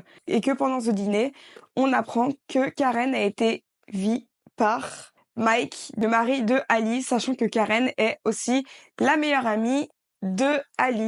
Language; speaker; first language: French; native; French